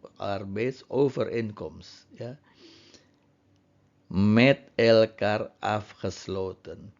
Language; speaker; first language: Dutch; non-native, fluent; Indonesian